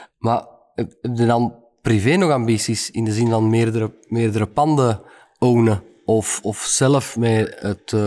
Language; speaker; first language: Dutch; native; Dutch